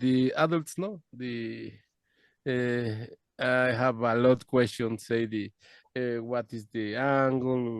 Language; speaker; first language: English; non-native, learner; Spanish